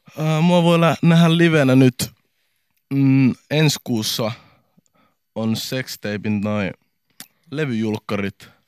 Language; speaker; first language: Finnish; native; Finnish